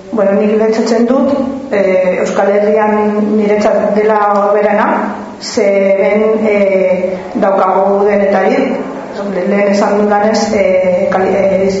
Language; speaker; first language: Basque; non-native, local second language; Spanish